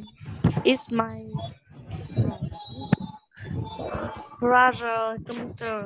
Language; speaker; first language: English; non-native, learner; Vietnamese